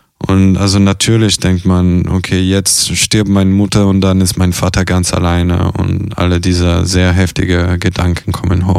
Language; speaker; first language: German; non-native, fluent; Italian